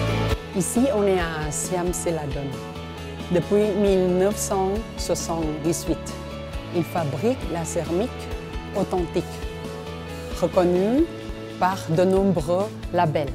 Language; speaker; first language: French; non-native, learner; Thai